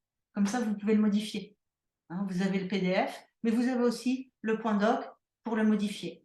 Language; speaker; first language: French; native; French